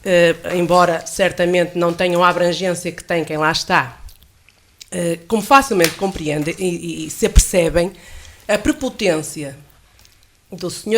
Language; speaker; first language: Portuguese; native; Portuguese